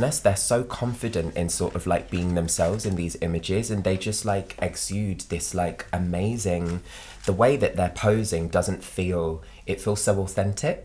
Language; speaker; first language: English; native; English